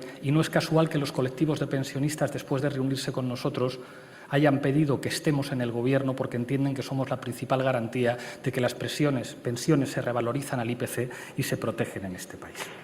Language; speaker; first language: Spanish; native; Spanish